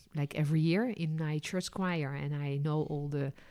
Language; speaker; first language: English; non-native, fluent; Dutch